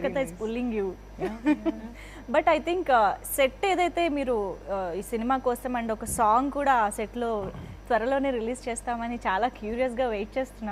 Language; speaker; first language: Telugu; native; Telugu